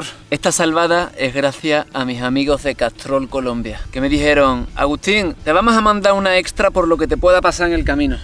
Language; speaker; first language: Spanish; native; Spanish